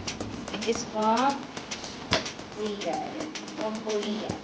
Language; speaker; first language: English; non-native, local second language; Filipino